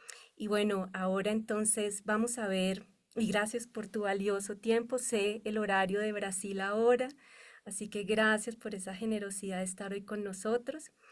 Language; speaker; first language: Spanish; native; Spanish